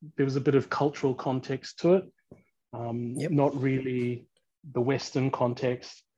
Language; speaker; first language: English; early bilingual, other home language; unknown